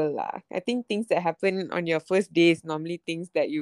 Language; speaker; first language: English; native; English